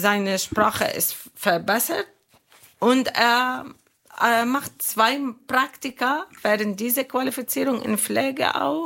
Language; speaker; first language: German; non-native, local second language; Arabic